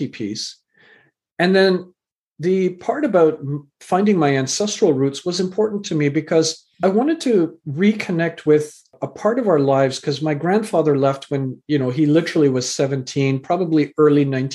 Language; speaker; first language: English; native; English